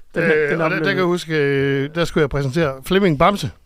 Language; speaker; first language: Danish; native; Danish